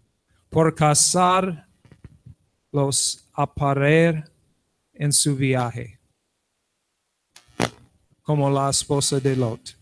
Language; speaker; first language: Spanish; non-native, learner; English